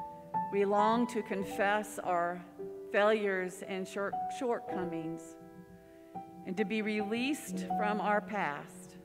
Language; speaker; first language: English; native; English